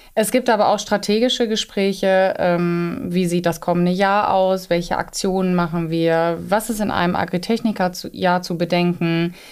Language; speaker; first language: German; native; German